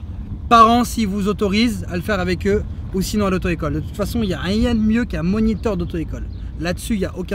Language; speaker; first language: French; native; French